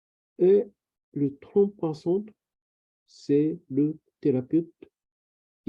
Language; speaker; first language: French; non-native, learner; Japanese